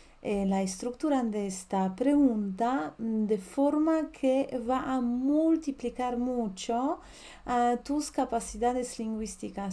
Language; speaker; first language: Spanish; non-native, fluent; Polish